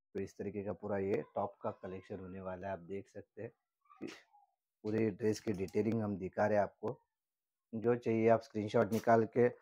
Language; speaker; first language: Hindi; non-native, local second language; Marathi